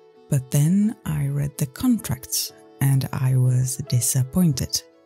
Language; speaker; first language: English; non-native, fluent; Swedish